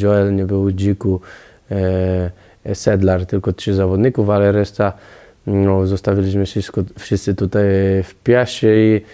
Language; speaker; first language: Polish; non-native, learner; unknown